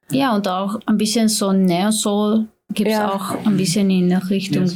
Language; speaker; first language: German; non-native, learner; Slovenian